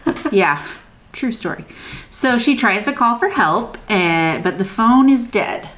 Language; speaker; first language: English; native; English